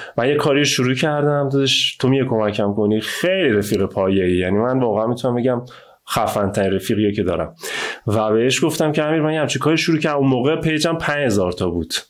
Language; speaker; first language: Persian; native; Persian